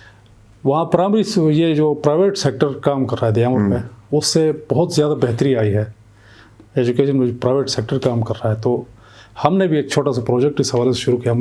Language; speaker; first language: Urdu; non-native, local second language; Shina